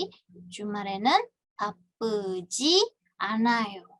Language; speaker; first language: Korean; non-native, fluent; Indonesian